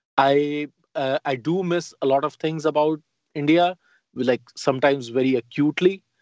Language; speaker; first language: English; non-native, local second language; Hindi